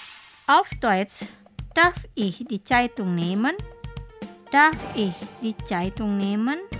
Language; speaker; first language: German; non-native, fluent; Indonesian